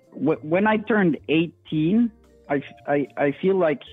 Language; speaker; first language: English; non-native, fluent; French